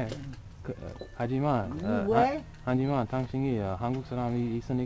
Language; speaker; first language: Korean; non-native, learner; English